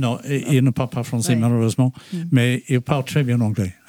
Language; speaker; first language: French; non-native, fluent; English